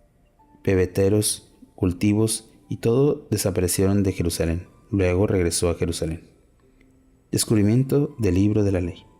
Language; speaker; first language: Spanish; native; Spanish